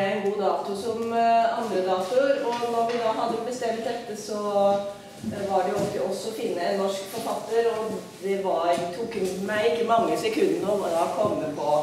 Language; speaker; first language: Norwegian; non-native, fluent; Italian